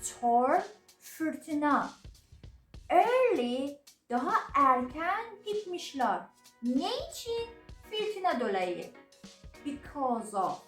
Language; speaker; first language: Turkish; non-native, learner; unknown